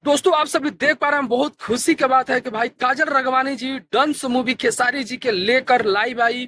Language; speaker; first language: Hindi; non-native, local second language; Bhojpuri